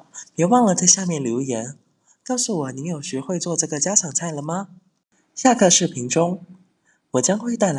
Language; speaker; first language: Chinese; native; Chinese